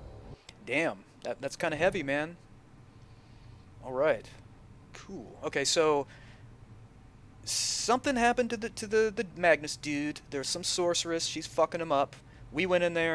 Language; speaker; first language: English; native; English